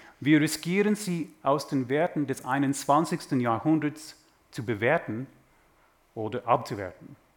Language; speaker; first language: German; non-native, fluent; English